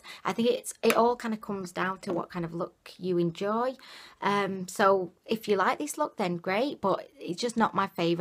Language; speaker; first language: English; native; English